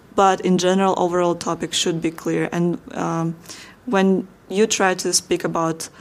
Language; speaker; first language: English; non-native, fluent; Russian